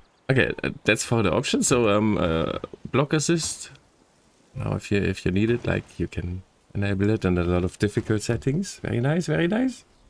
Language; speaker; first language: English; non-native, fluent; German